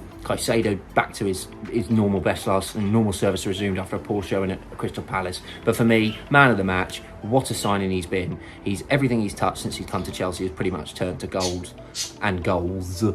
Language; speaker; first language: English; native; English